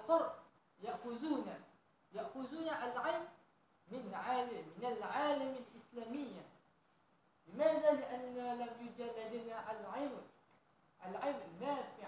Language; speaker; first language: Arabic; non-native, learner; Malay